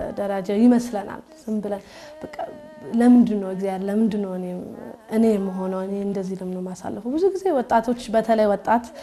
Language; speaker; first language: Amharic; early bilingual, heritage; Amharic